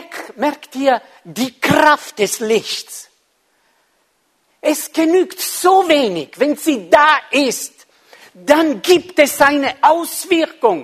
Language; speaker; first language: German; non-native, fluent; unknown